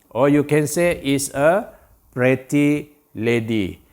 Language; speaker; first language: English; non-native, local second language; Malay